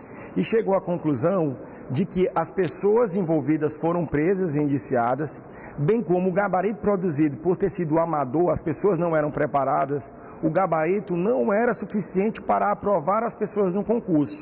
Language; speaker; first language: Portuguese; native; Portuguese